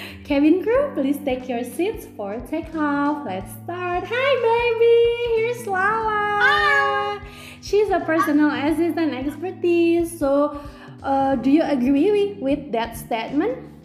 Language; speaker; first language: English; non-native, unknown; Indonesian